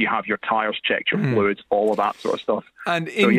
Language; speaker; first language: English; native; English